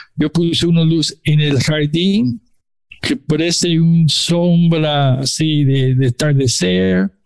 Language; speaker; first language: Spanish; non-native, learner; English